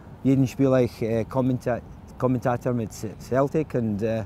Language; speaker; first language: German; non-native, learner; English